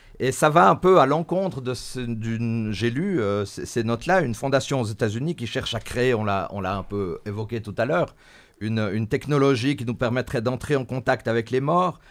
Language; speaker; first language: French; native; French